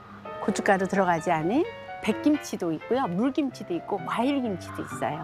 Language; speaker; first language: Korean; native; Korean